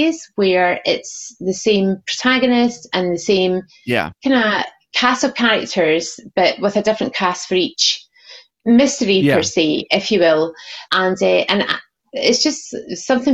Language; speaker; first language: English; native; English